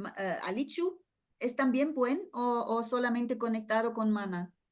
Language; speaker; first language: Spanish; non-native, fluent; German